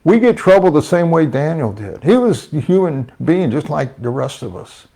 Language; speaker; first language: English; native; English